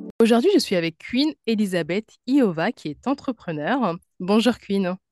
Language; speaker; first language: French; native; French